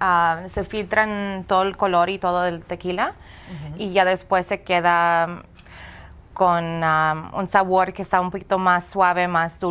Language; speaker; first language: Spanish; early bilingual, heritage; English